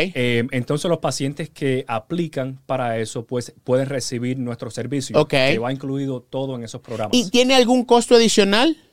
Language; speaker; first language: Spanish; early bilingual, heritage; Spanish